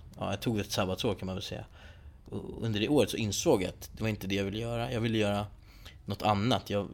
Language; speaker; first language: Swedish; early bilingual, other home language; Persian